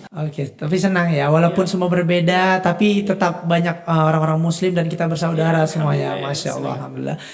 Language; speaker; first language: Indonesian; native; Indonesian